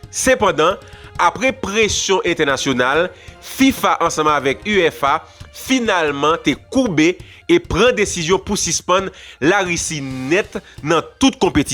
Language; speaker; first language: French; non-native, local second language; Haitian Creole